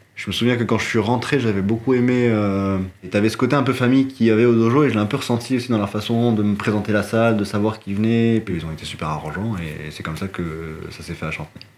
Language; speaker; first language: French; non-native, local second language; Arabic